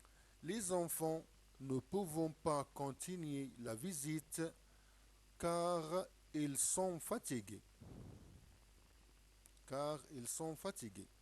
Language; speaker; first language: French; non-native, local second language; Arabic